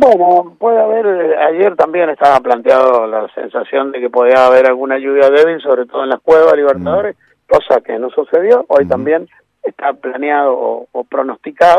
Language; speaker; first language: Spanish; native; Spanish